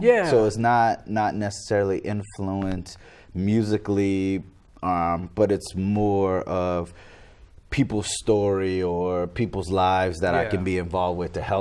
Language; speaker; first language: English; native; English